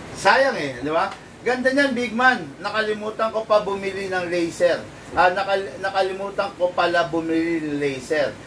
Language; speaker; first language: Filipino; native; Filipino